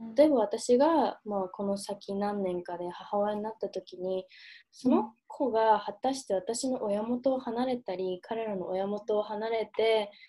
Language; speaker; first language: Japanese; early bilingual, heritage; Japanese